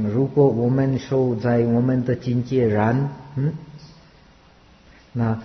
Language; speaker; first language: Chinese; non-native, fluent; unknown